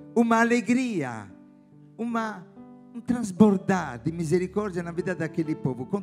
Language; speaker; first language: Portuguese; non-native, fluent; Italian